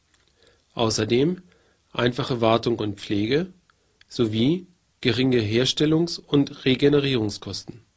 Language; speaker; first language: German; native; German